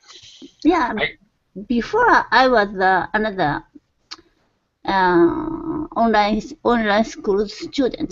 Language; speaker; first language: English; non-native, learner; Japanese